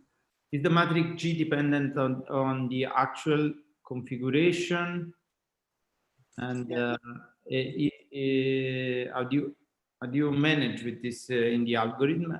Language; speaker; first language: English; non-native, fluent; Italian